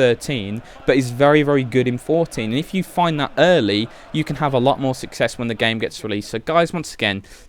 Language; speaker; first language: English; native; English